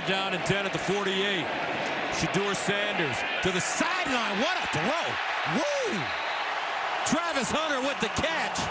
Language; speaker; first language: English; native; English